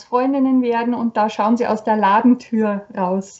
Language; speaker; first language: German; native; German